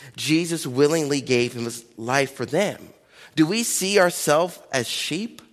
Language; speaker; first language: English; early bilingual, other home language; Akan